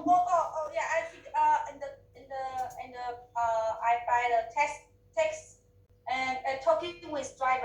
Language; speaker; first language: English; non-native, learner; Chinese